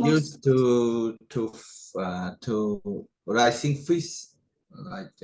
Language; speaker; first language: English; non-native, learner; Khmer